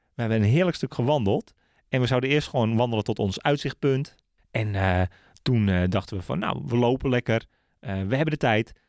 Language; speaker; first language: Dutch; native; Dutch